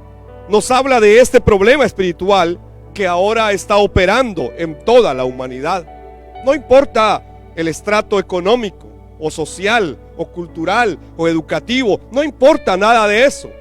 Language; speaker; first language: Spanish; native; Spanish